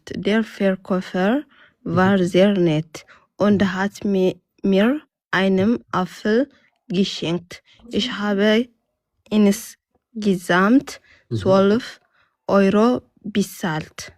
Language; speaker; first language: German; non-native, learner; Amharic